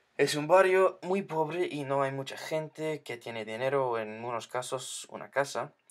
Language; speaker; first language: Spanish; non-native, learner; English